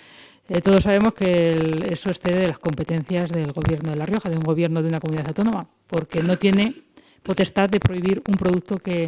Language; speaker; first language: Spanish; native; Spanish